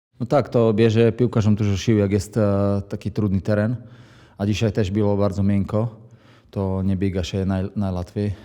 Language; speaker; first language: Polish; non-native, fluent; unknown